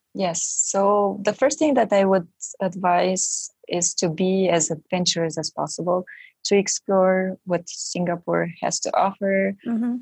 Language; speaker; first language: English; non-native, fluent; Romanian